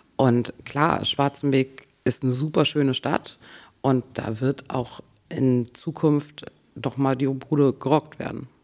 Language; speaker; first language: German; native; German